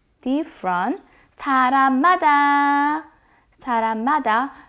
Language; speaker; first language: Korean; non-native, fluent; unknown